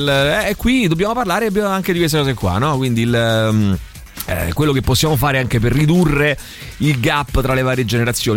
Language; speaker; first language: Italian; native; Italian